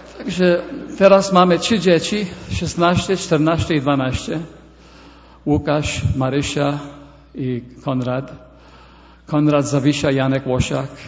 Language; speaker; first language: Polish; early bilingual, heritage; Polish